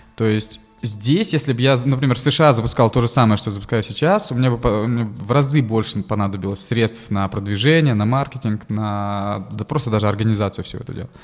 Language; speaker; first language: Russian; native; Russian